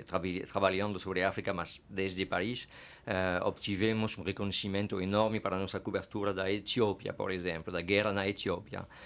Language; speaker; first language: Portuguese; non-native, fluent; French